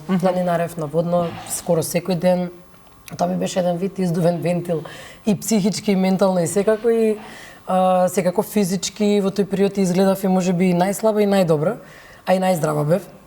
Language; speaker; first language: Macedonian; native; Macedonian